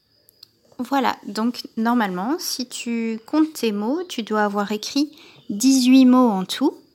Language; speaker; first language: French; native; French